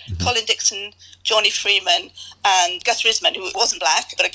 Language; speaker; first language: English; native; English